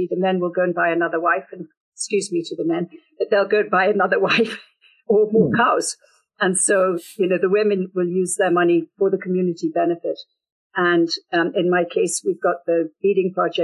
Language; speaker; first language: English; native; English